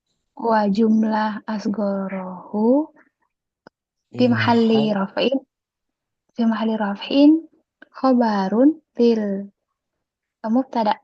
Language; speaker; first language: Arabic; non-native, learner; Indonesian